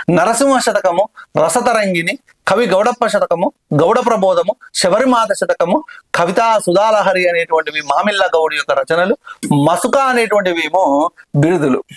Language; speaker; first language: Telugu; native; Telugu